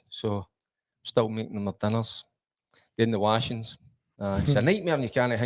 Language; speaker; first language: English; native; English